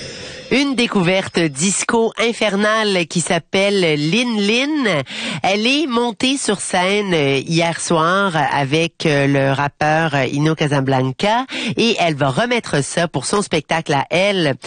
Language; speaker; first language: French; native; French